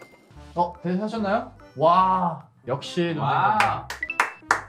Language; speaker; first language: Korean; native; Korean